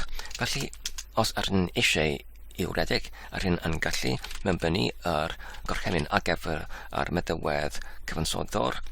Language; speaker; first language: Welsh; non-native, learner; Polish